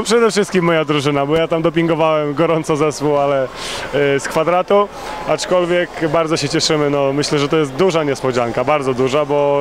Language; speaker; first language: Polish; native; Polish